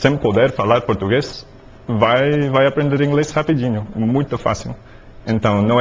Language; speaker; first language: Portuguese; non-native, learner; English